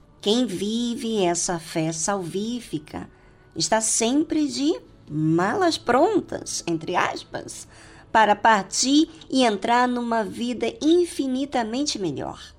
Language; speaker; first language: Portuguese; native; Portuguese